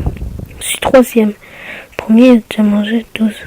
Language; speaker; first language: French; native; French